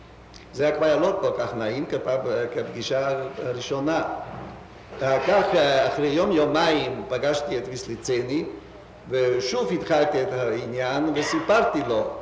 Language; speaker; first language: Hebrew; non-native, fluent; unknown